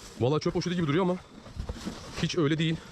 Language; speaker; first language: Turkish; native; Turkish